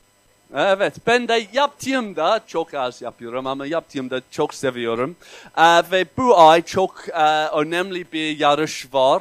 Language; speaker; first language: Turkish; non-native, fluent; English